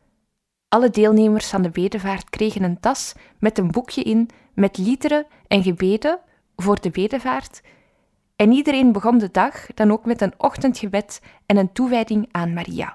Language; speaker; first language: Dutch; native; Dutch